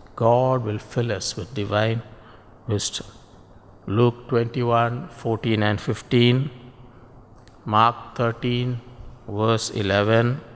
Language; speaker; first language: English; non-native, local second language; Tamil